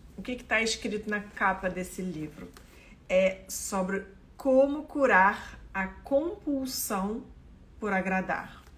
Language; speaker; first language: Portuguese; non-native, fluent; French